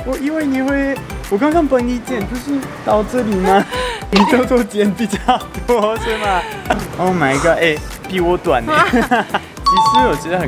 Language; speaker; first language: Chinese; non-native, fluent; French